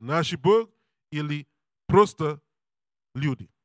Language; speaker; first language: Russian; non-native, learner; English